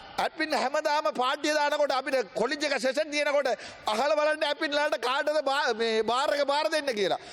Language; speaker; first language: Sinhala; non-native, local second language; Tamil